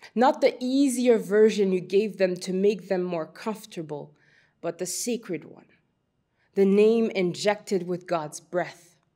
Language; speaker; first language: English; early bilingual, other home language; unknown